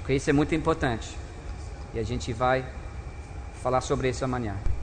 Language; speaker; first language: Portuguese; non-native, learner; English